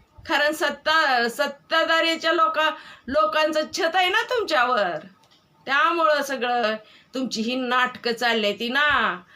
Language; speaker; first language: Marathi; native; Marathi